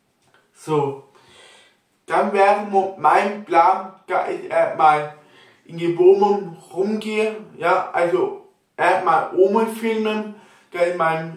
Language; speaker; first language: German; non-native, local second language; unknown